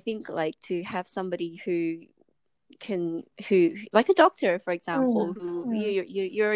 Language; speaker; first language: English; native; English